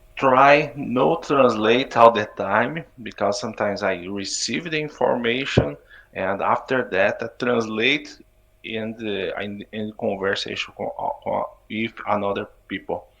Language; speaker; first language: English; non-native, learner; Portuguese